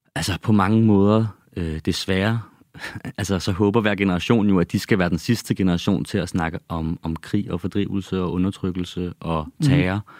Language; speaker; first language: Danish; native; Danish